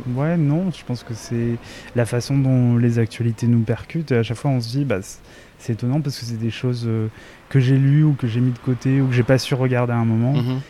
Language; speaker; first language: French; native; French